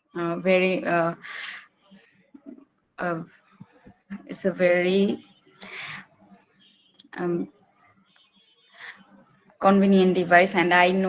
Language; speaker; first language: English; non-native, learner; Bangla